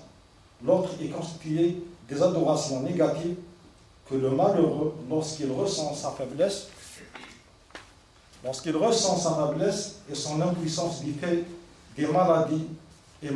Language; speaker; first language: French; non-native, local second language; Arabic